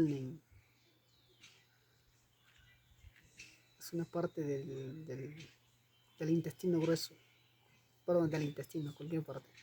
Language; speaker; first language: Spanish; non-native, local second language; Quechua